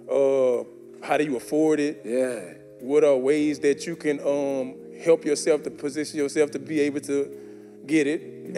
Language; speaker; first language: English; native; English